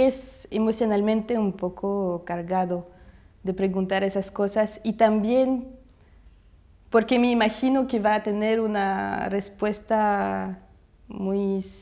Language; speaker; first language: Spanish; non-native, fluent; Russian